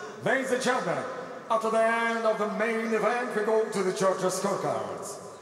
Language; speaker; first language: English; non-native, fluent; Russian